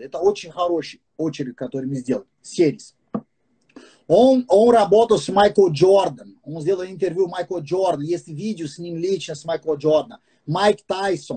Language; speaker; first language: Russian; non-native, fluent; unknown